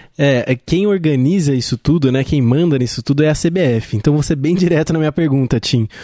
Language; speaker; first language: Portuguese; native; Portuguese